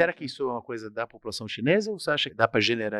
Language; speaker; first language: Portuguese; native; Portuguese